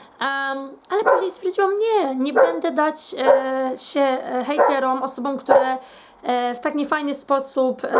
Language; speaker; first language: Polish; native; Polish